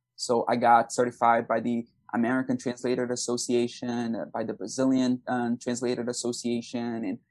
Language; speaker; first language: English; non-native, fluent; Portuguese